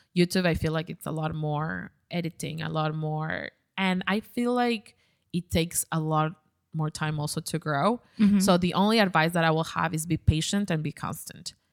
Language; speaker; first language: English; non-native, fluent; Spanish